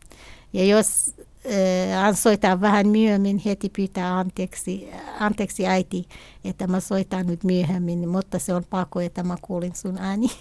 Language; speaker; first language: Finnish; non-native, learner; Kurdish